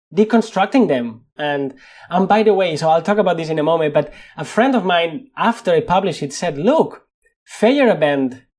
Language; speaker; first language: English; non-native, fluent; Spanish